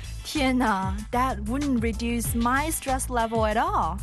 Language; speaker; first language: English; non-native, fluent; Chinese